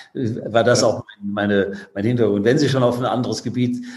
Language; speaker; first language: German; native; German